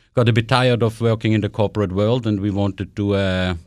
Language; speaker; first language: English; non-native, fluent; German